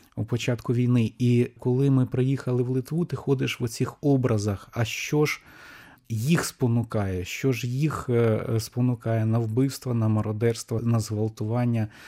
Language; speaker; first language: Ukrainian; native; Ukrainian